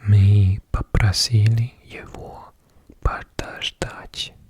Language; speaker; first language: Russian; non-native, learner; English